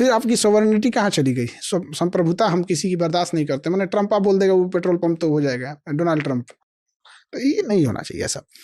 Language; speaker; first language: Hindi; native; Hindi